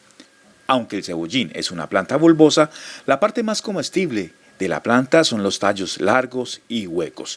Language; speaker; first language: Spanish; native; Spanish